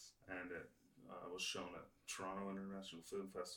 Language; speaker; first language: English; native; English